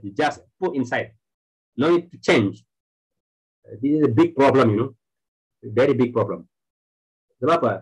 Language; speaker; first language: English; non-native, local second language; Malay